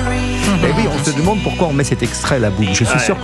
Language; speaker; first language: French; native; French